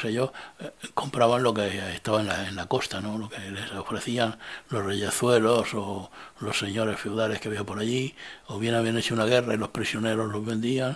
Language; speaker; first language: Spanish; native; Spanish